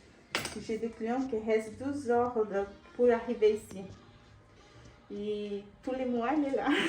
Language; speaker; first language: French; non-native, learner; Portuguese